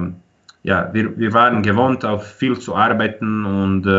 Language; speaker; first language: German; non-native, fluent; Croatian